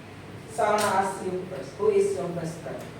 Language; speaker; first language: English; non-native, fluent; Indonesian